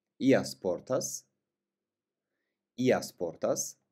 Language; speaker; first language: Portuguese; non-native, fluent; Russian